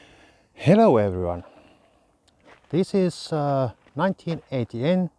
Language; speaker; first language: English; non-native, learner; Finnish